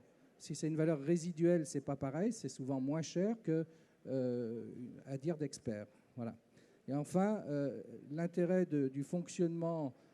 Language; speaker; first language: French; native; French